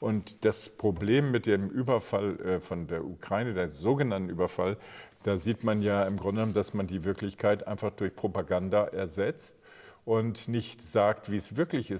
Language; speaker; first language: German; native; German